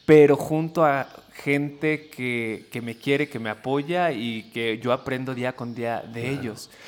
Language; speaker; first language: Spanish; early bilingual, heritage; Spanish